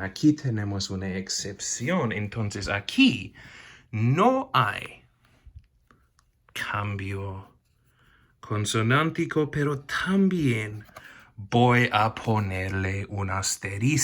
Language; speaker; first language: Spanish; non-native, fluent; English